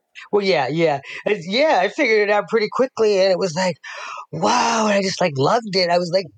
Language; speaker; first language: English; native; English